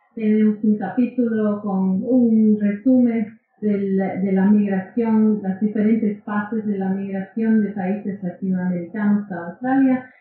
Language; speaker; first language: Spanish; non-native, fluent; English